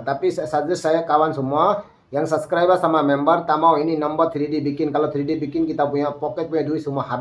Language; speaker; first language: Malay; non-native, learner; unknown